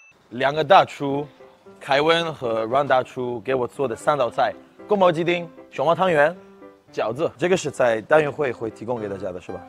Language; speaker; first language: Chinese; non-native, fluent; English